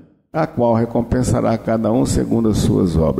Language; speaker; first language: Portuguese; native; Portuguese